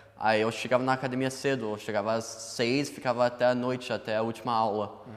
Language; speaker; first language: Portuguese; non-native, fluent; English